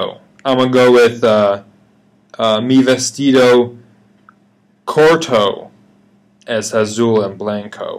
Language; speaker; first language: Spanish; non-native, learner; English